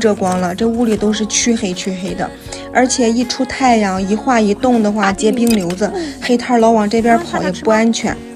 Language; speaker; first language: Chinese; native; Chinese